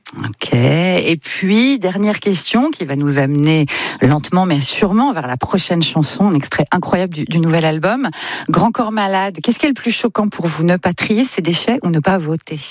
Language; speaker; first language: French; native; French